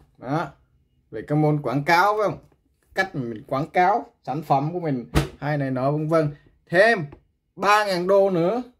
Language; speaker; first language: Vietnamese; non-native, local second language; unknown